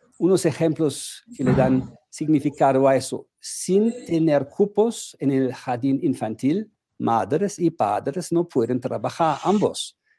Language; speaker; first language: Spanish; non-native, fluent; German